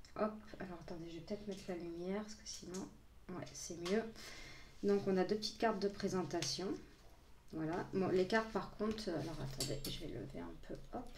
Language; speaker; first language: French; native; French